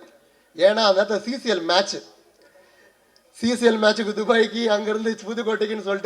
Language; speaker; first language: Tamil; native; Tamil